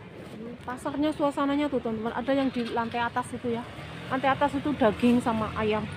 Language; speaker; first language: Indonesian; native; Indonesian